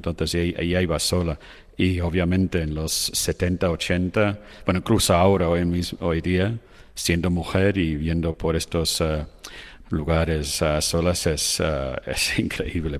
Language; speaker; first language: Spanish; non-native, fluent; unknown